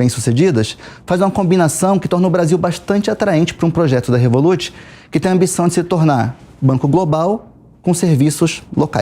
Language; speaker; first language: Portuguese; native; Portuguese